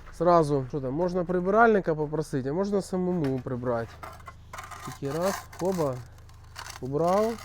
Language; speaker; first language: Ukrainian; non-native, local second language; Russian